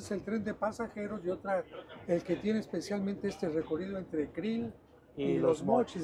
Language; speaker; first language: Spanish; native; Spanish